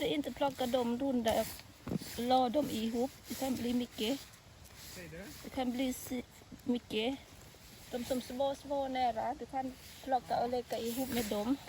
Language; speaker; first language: Swedish; non-native, learner; Thai